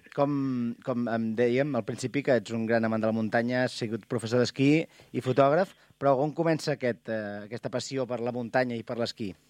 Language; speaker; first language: Catalan; native; Catalan